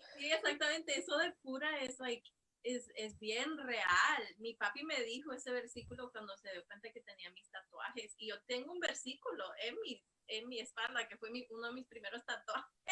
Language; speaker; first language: Spanish; early bilingual, heritage; Spanish